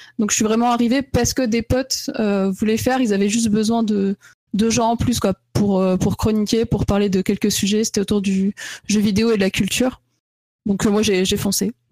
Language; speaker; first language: French; native; French